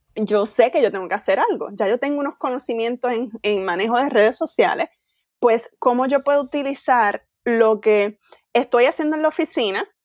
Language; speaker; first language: Spanish; native; Spanish